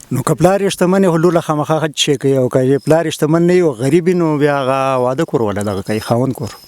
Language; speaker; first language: Pashto; non-native, local second language; Gujari